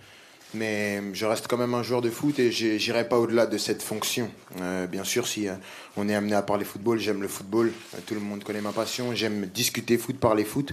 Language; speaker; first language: French; native; French